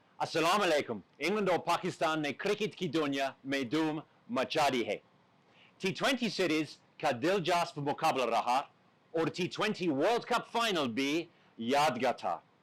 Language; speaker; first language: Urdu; non-native, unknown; English